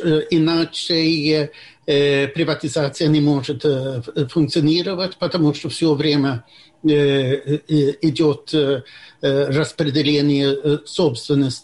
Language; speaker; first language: Russian; non-native, fluent; Swedish